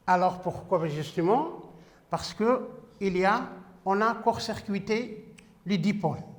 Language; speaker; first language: French; non-native, local second language; Arabic